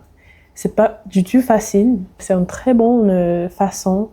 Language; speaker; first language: French; non-native, fluent; English